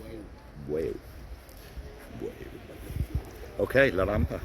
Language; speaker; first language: Spanish; non-native, learner; English